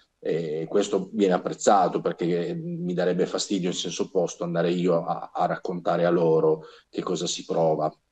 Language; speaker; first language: Italian; native; Italian